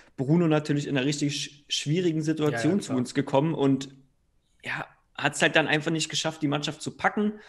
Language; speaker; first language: German; native; German